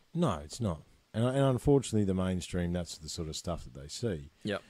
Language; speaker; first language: English; native; English